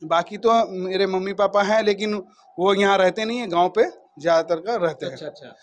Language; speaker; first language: Hindi; native; Hindi